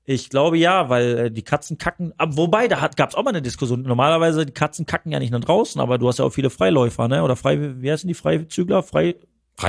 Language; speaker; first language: German; native; German